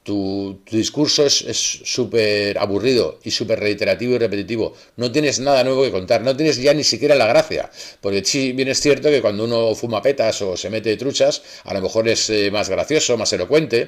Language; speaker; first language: Spanish; native; Spanish